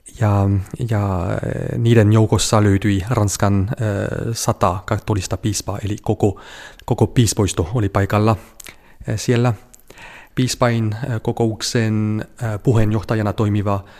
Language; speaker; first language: Finnish; non-native, fluent; French